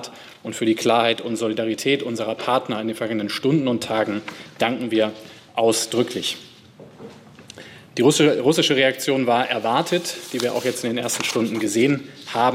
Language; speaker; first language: German; native; German